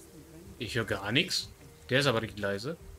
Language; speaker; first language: German; native; German